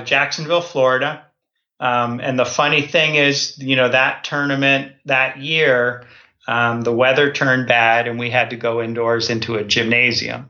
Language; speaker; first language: English; native; English